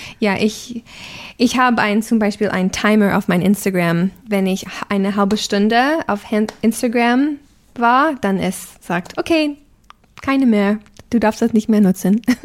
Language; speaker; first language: German; non-native, fluent; English